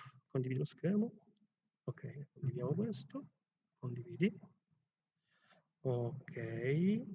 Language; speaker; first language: Italian; native; Italian